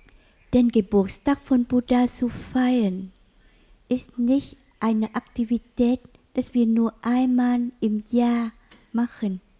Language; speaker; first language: German; non-native, learner; Vietnamese